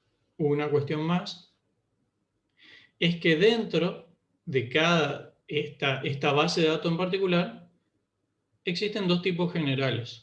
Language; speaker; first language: Spanish; native; Spanish